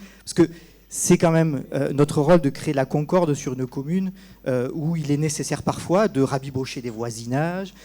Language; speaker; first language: French; native; French